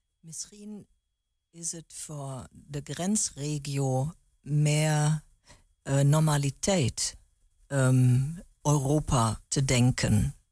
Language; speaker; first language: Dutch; non-native, learner; German